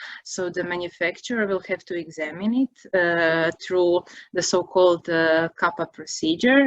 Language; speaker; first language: English; non-native, fluent; Croatian